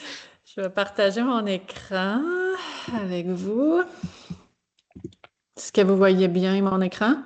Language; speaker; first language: French; native; French